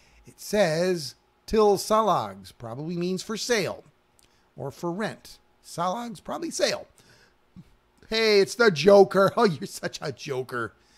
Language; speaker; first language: English; native; English